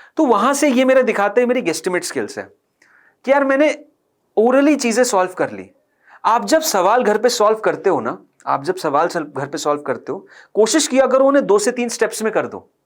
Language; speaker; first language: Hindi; native; Hindi